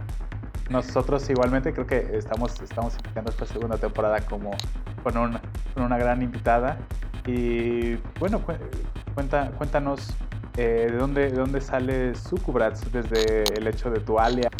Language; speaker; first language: Spanish; native; Spanish